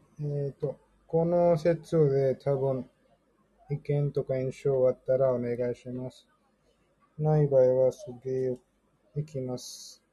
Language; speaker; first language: Japanese; non-native, learner; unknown